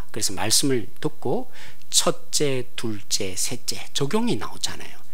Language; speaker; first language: Korean; native; Korean